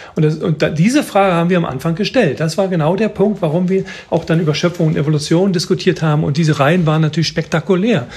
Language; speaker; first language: German; native; German